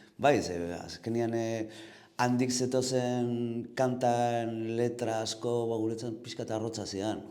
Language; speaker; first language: Basque; native; Basque